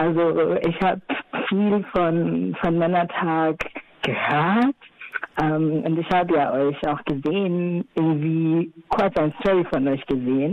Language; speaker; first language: German; non-native, fluent; Swahili